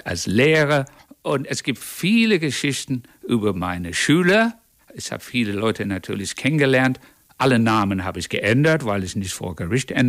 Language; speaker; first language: German; non-native, fluent; English